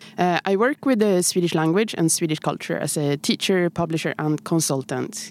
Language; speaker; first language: English; non-native, fluent; Swedish